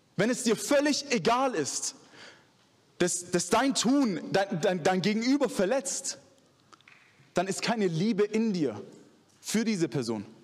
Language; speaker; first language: German; early bilingual, other home language; Arabic